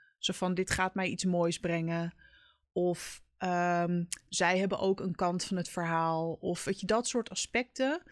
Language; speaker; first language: Dutch; native; Dutch